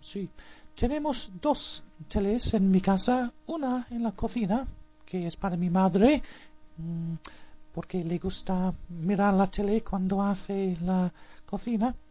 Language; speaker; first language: Spanish; non-native, learner; English